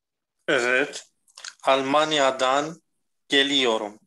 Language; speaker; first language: Turkish; non-native, learner; Arabic